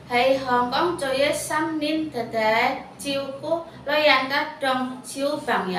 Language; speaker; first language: Cantonese; non-native, learner; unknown